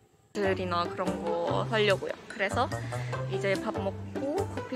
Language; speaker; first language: Korean; non-native, fluent; English